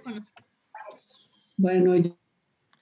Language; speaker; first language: Spanish; native; Spanish